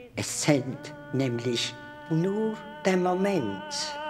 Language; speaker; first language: German; non-native, fluent; Turkish